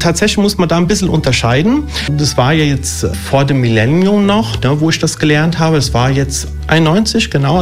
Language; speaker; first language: German; early bilingual, other home language; Italian